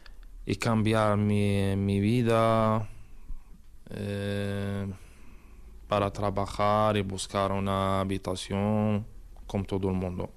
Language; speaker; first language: Spanish; non-native, learner; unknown